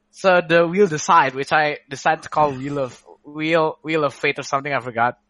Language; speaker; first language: English; non-native, fluent; Indonesian